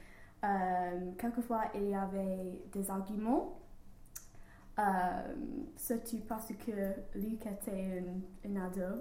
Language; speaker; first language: French; non-native, learner; English